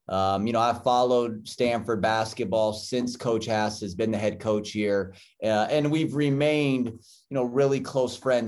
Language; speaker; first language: English; native; English